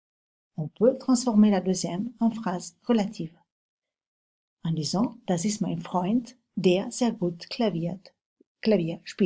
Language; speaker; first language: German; non-native, fluent; French